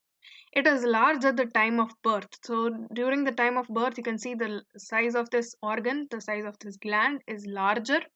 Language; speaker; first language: English; non-native, local second language; Hindi